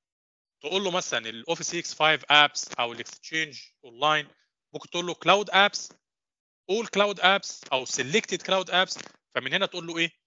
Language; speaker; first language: Arabic; native; Arabic